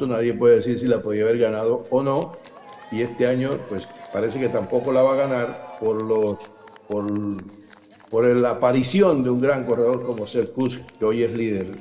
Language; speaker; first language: Spanish; native; Spanish